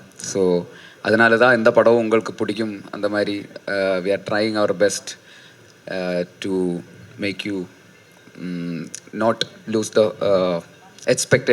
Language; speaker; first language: Tamil; non-native, learner; Malayalam